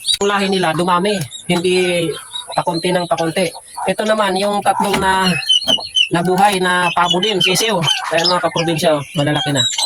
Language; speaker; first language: Filipino; non-native, local second language; Bikol